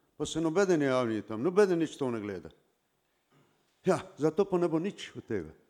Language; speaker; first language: Slovenian; non-native, local second language; Romany